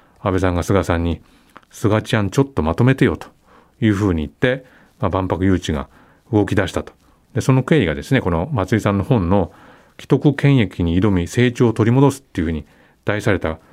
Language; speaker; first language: Japanese; native; Japanese